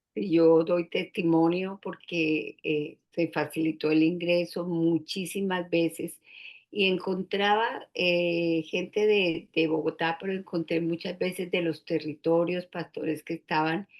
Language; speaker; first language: Spanish; native; Spanish